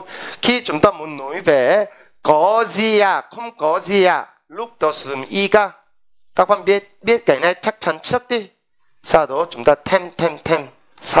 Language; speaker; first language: Vietnamese; non-native, fluent; Korean